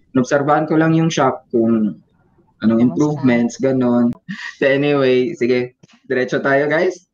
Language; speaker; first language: Filipino; non-native, local second language; Cebuano